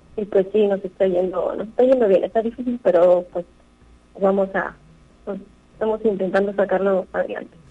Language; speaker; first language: Spanish; native; Spanish